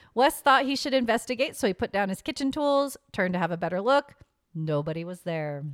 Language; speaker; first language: English; native; English